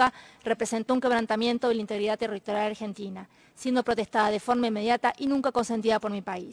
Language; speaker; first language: Spanish; native; Spanish